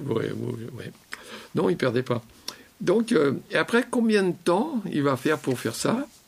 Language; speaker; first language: French; native; French